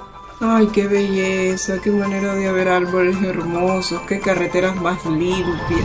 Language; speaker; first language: Spanish; native; Spanish